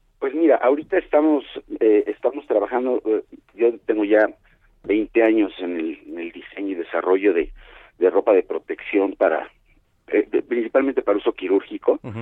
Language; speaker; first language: Spanish; native; Spanish